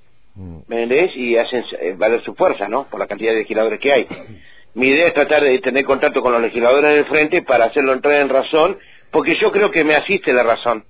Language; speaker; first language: Spanish; native; Spanish